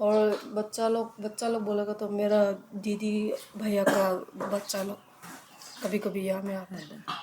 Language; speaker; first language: Hindi; non-native, local second language; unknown